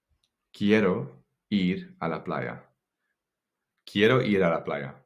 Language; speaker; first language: Spanish; non-native, fluent; English